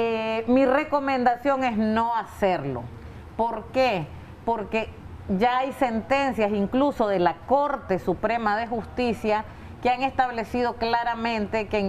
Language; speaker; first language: Spanish; native; Spanish